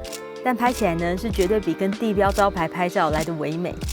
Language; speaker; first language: Chinese; native; Chinese